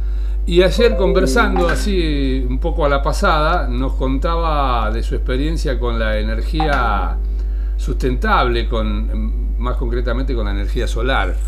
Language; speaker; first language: Spanish; native; Spanish